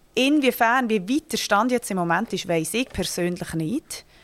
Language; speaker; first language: German; native; German